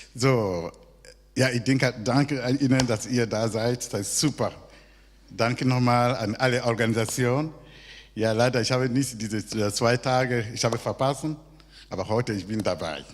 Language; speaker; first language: German; non-native, learner; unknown